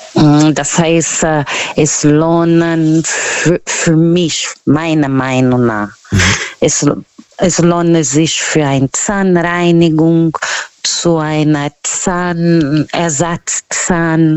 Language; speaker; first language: German; non-native, fluent; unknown